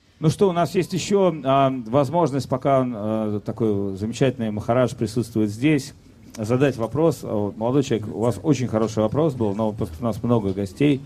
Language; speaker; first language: Russian; native; Russian